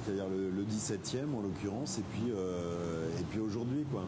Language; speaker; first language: French; native; French